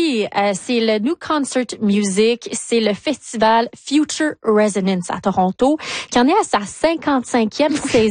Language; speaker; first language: French; native; French